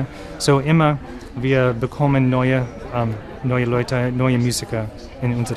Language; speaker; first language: German; non-native, learner; English